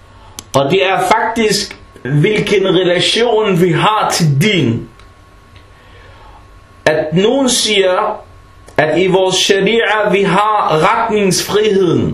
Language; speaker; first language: Danish; non-native, fluent; Arabic